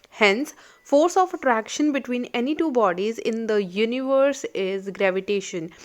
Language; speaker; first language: English; non-native, local second language; Punjabi